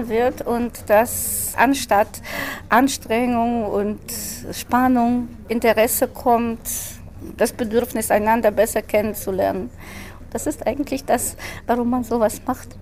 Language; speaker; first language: German; non-native, fluent; Russian